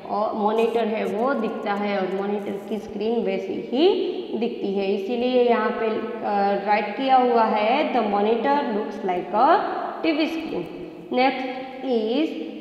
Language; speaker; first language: Hindi; non-native, local second language; Gujarati